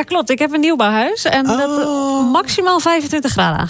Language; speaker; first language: Dutch; native; Dutch